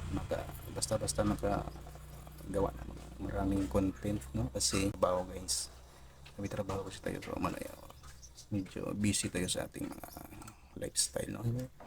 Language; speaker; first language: Filipino; non-native, local second language; Cebuano